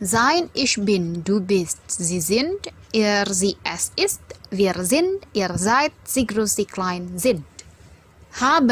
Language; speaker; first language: German; non-native, fluent; Indonesian